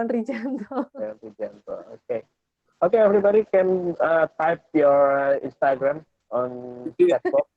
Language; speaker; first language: English; non-native, learner; Indonesian